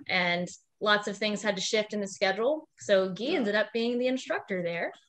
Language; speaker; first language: English; native; English